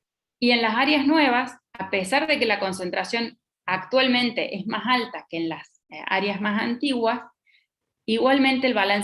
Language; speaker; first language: Spanish; native; Spanish